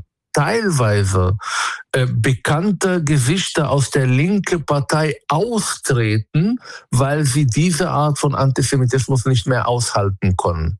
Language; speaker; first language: German; non-native, fluent; Arabic